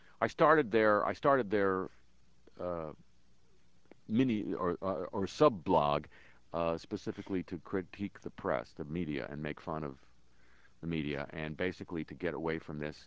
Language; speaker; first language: English; native; English